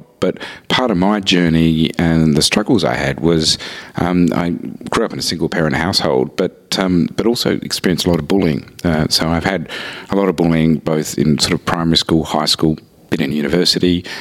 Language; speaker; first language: English; native; English